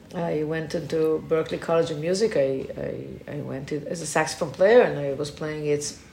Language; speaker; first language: English; non-native, fluent; Hebrew